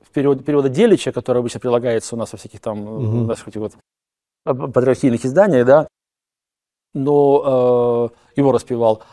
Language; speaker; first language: Russian; native; Russian